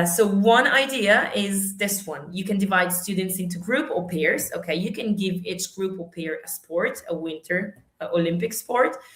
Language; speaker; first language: English; non-native, fluent; Italian